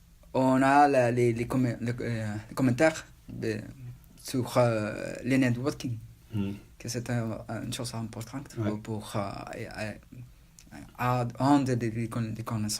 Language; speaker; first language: French; non-native, learner; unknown